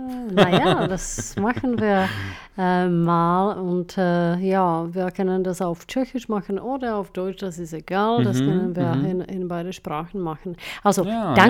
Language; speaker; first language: German; non-native, fluent; Czech